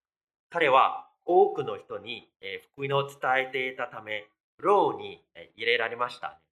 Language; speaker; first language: Japanese; non-native, fluent; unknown